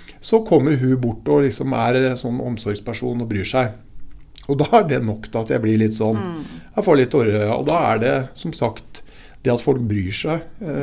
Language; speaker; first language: Norwegian; native; Norwegian